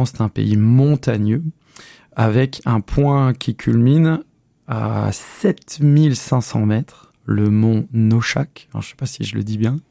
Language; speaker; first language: French; native; French